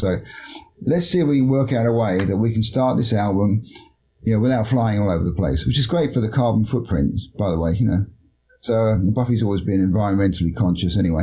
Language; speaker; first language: English; native; English